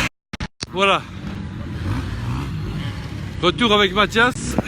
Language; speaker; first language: French; native; French